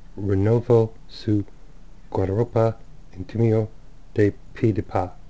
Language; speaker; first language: Spanish; non-native, learner; English